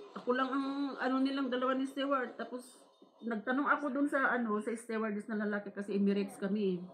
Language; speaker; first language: Filipino; native; Filipino